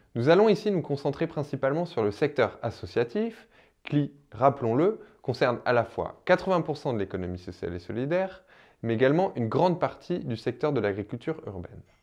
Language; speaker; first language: French; native; French